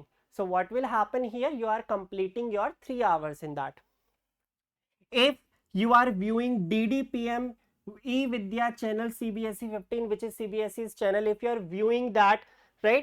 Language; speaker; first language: English; non-native, local second language; Hindi